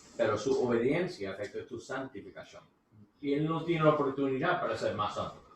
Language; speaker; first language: Spanish; non-native, learner; English